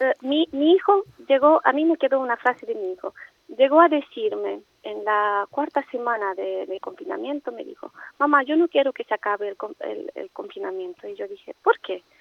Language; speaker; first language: Spanish; non-native, fluent; Romanian